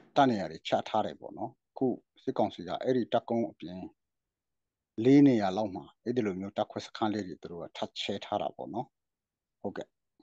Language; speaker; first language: Burmese; non-native, local second language; Hakha Chin